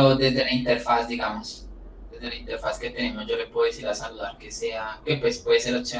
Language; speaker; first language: Spanish; native; Spanish